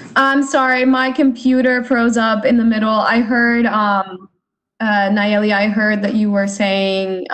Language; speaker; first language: English; early bilingual, other home language; Spanish